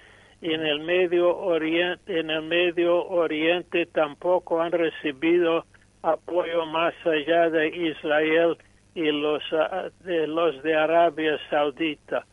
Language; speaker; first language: Spanish; non-native, fluent; English